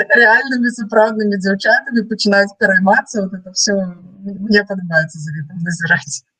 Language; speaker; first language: Belarusian; non-native, local second language; Russian